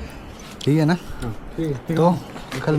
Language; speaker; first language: Hindi; non-native, local second language; Malayalam